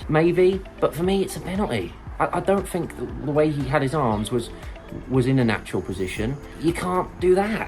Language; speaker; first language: English; native; English